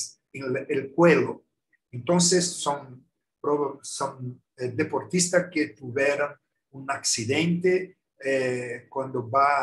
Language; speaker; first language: Spanish; non-native, learner; Portuguese